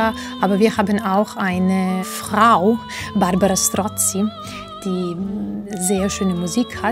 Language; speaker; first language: German; non-native, fluent; Serbian